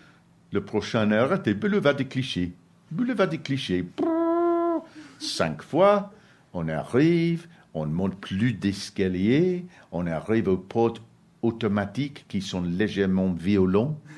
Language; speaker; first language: French; non-native, learner; English